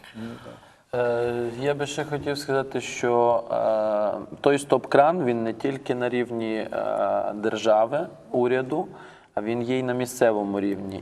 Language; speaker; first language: Ukrainian; native; Ukrainian